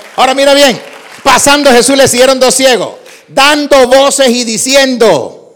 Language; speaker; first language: Spanish; early bilingual, heritage; Spanish